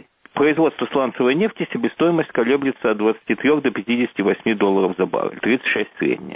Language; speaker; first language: Russian; native; Russian